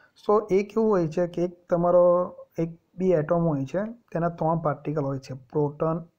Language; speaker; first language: Hindi; non-native, local second language; Gujarati